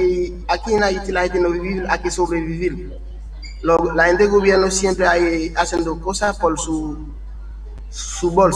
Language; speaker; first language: Spanish; non-native, learner; Haitian Creole